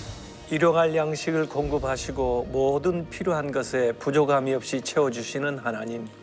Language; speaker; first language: Korean; native; Korean